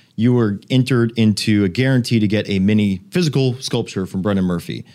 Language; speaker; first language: English; native; English